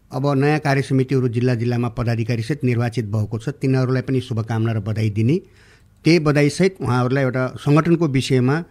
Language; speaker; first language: Nepali; native; Nepali